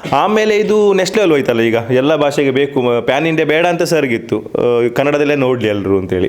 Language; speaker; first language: Kannada; non-native, local second language; Tulu